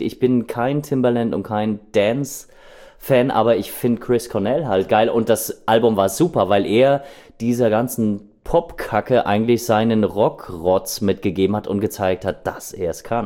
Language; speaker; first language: German; native; German